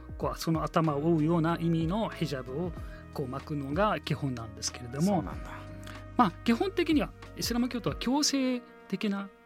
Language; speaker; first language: Japanese; non-native, fluent; Arabic